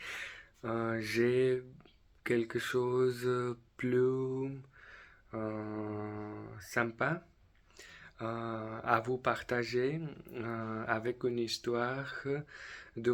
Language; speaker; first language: French; non-native, learner; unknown